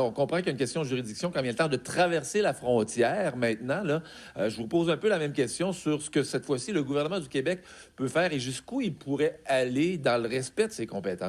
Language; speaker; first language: French; native; French